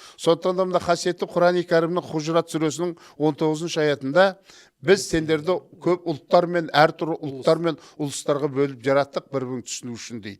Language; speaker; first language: Kazakh; native; Kazakh